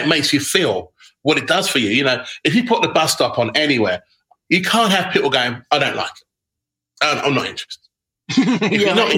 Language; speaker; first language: English; native; English